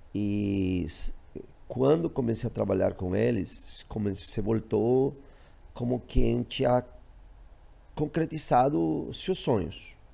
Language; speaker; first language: Portuguese; non-native, fluent; Spanish